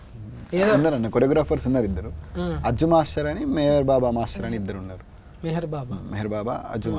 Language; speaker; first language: Telugu; native; Telugu